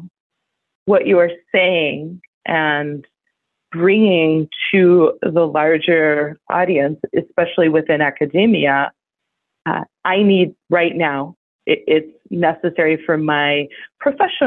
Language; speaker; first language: English; native; English